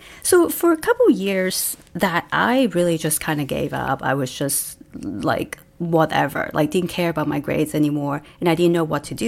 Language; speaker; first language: English; non-native, local second language; Cantonese